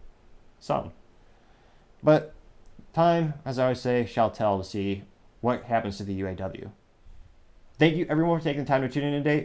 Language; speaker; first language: English; native; English